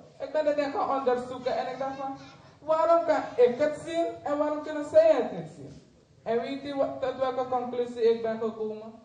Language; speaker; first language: Dutch; native; Dutch